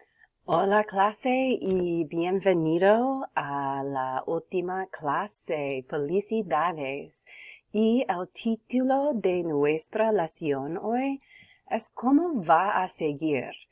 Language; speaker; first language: Spanish; non-native, learner; English